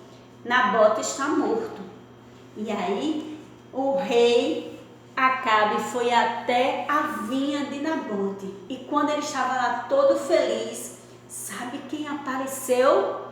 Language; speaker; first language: Portuguese; native; Portuguese